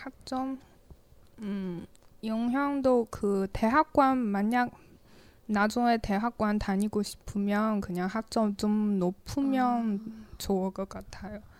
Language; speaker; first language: Korean; non-native, learner; Chinese